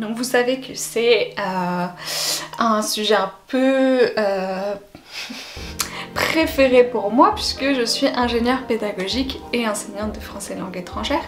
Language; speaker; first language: French; native; French